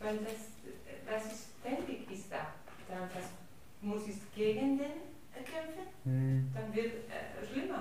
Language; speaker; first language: German; non-native, learner; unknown